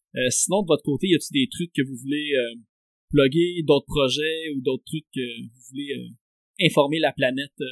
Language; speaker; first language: French; native; French